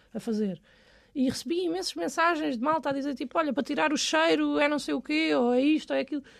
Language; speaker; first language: Portuguese; native; Portuguese